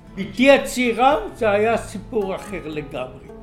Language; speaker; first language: Hebrew; native; Hebrew